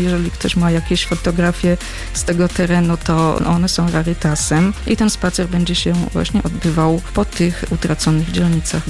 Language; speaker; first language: Polish; native; Polish